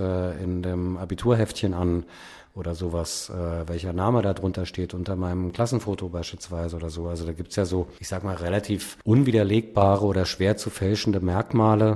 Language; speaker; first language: German; native; German